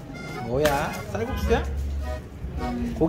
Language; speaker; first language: Korean; native; Korean